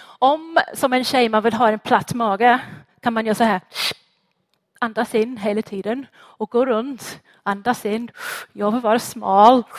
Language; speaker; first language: Swedish; non-native, fluent; English